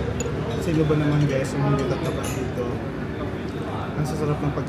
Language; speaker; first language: Filipino; native; Filipino